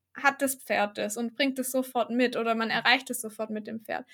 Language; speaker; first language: German; native; German